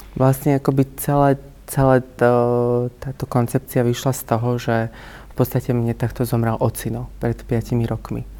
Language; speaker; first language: Slovak; native; Slovak